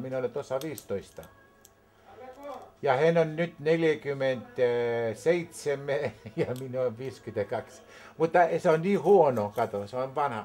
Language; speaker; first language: Finnish; non-native, learner; Greek